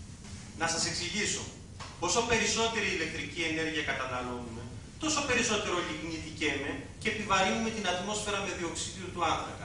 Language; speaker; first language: Greek; native; Greek